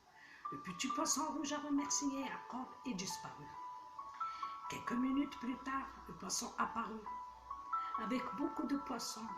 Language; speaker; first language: French; non-native, local second language; Arabic